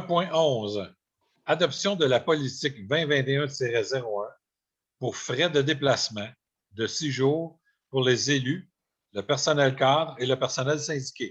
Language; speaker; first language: French; native; French